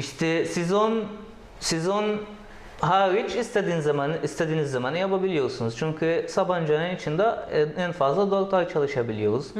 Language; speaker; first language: Turkish; non-native, learner; Arabic